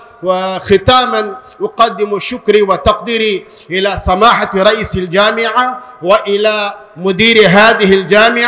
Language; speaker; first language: Arabic; non-native, fluent; Urdu